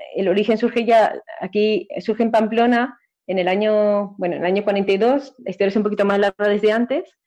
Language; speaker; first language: Spanish; native; Spanish